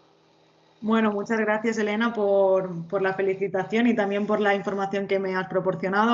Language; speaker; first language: Spanish; native; Spanish